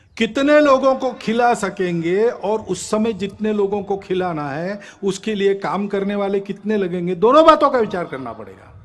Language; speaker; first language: Hindi; non-native, local second language; Marathi